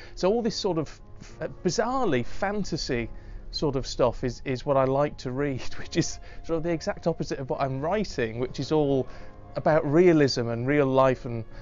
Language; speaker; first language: English; native; English